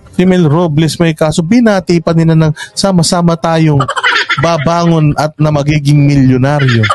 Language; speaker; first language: Filipino; non-native, local second language; Iloko